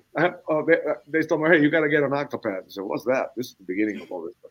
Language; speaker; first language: English; non-native, fluent; Spanish